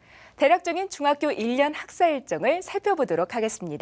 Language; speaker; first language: Korean; native; Korean